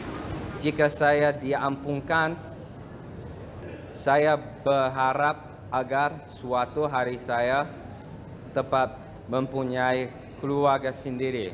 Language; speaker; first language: Indonesian; non-native, learner; English